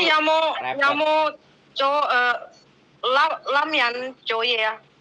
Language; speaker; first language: Cantonese; non-native, learner; Javanese